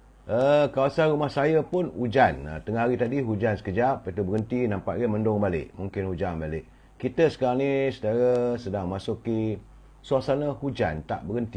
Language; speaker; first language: Malay; native; Malay